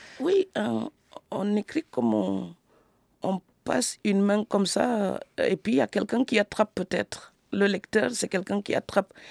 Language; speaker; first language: French; non-native, local second language; Serer